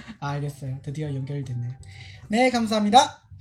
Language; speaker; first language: Korean; non-native, fluent; Chinese